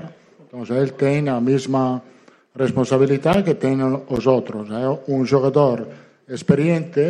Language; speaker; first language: Portuguese; non-native, learner; Italian